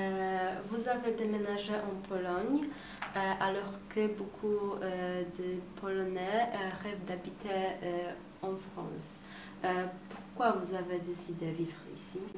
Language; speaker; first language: French; non-native, learner; Polish